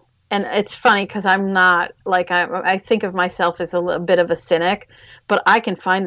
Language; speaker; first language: English; native; English